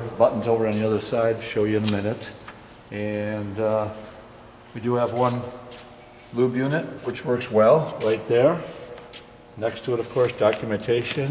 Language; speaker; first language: English; native; English